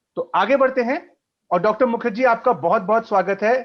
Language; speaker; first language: Hindi; native; Hindi